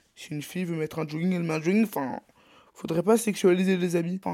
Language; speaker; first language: French; native; French